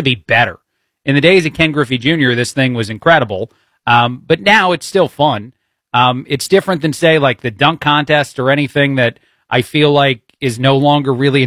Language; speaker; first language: English; native; English